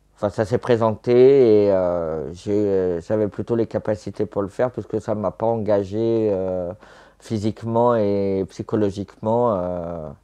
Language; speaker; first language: French; native; French